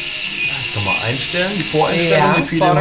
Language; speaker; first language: German; native; German